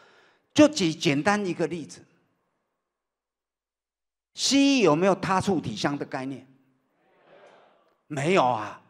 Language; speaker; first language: Chinese; native; Chinese